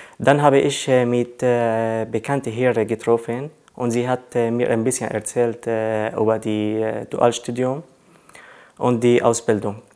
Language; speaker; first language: German; non-native, learner; Arabic